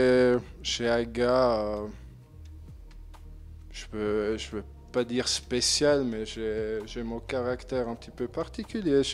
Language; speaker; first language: French; non-native, learner; German